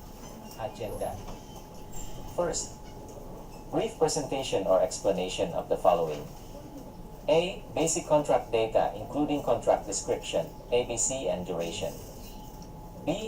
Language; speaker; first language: English; non-native, local second language; Cebuano